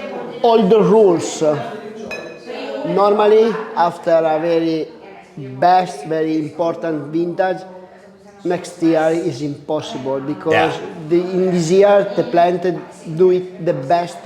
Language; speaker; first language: English; non-native, learner; Italian